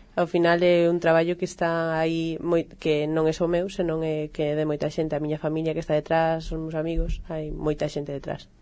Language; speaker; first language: Galician; native; Galician